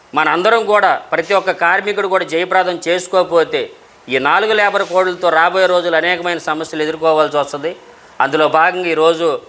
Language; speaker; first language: Telugu; native; Telugu